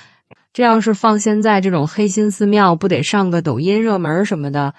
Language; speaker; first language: Chinese; native; Chinese